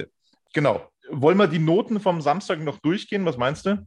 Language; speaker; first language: German; native; German